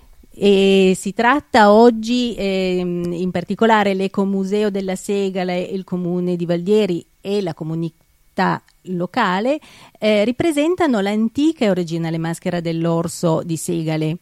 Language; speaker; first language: Italian; native; Italian